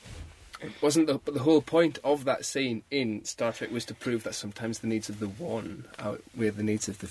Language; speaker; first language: English; native; English